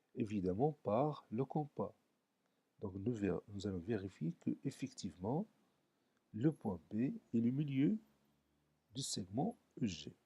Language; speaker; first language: French; non-native, local second language; Arabic